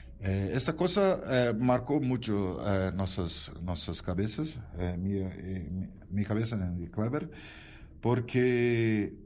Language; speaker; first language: Spanish; non-native, learner; Portuguese